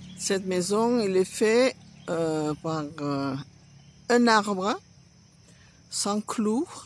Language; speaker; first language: French; non-native, fluent; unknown